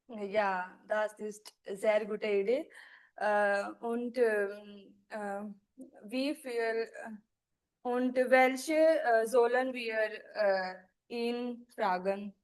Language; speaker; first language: German; non-native, learner; Hindi